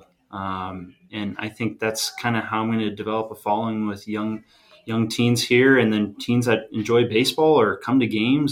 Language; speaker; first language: English; native; English